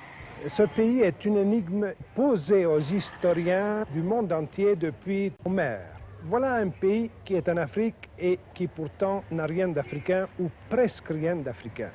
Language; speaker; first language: French; native; French